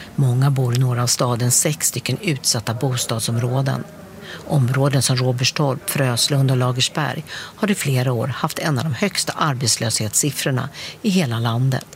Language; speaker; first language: Swedish; native; Swedish